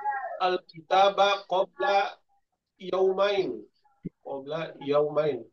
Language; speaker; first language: Arabic; non-native, learner; Indonesian